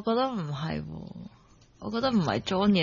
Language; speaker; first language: Cantonese; native; Cantonese